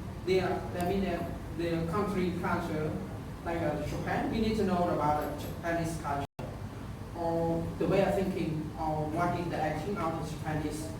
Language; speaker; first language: English; non-native, learner; Khmer